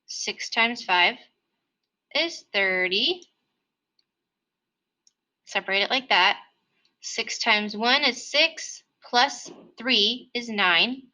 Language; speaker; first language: English; native; English